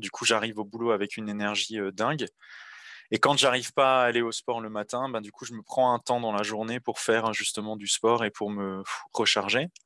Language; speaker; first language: French; native; French